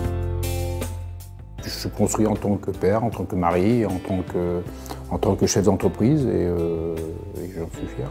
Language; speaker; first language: French; native; French